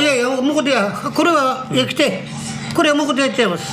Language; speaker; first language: Japanese; native; Japanese